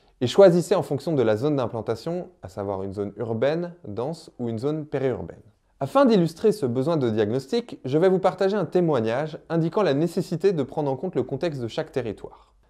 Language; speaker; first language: French; native; French